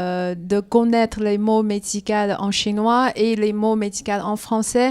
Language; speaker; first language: French; non-native, fluent; Chinese